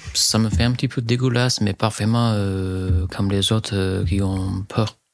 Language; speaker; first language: French; non-native, fluent; Chinese